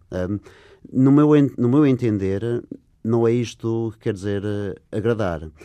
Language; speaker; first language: Portuguese; non-native, fluent; English